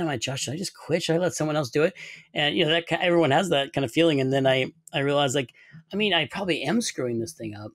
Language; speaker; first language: English; native; English